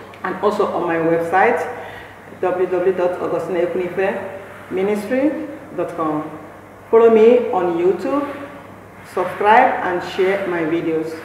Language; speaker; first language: English; non-native, local second language; Igbo